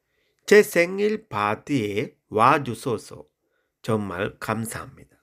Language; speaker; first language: Korean; non-native, fluent; Sinhala